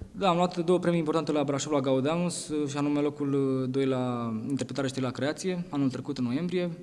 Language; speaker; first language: Romanian; native; Romanian